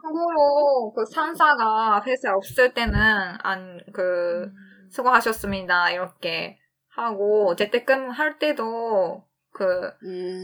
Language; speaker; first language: Korean; non-native, fluent; Japanese